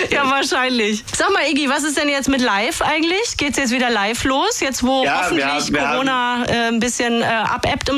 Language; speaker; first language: German; native; German